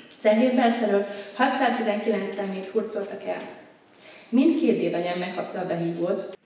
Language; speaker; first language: Hungarian; native; Hungarian